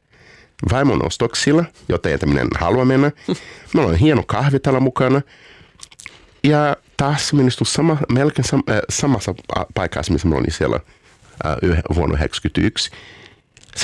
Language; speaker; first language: Finnish; non-native, learner; Portuguese